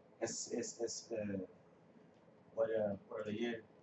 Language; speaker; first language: Spanish; non-native, fluent; English